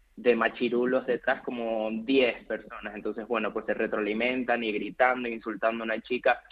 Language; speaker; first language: Spanish; native; Spanish